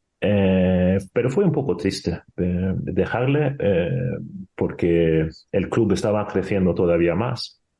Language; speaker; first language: Spanish; non-native, fluent; Swedish